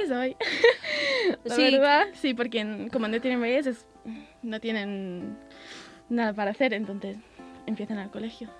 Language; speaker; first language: Spanish; early bilingual, heritage; English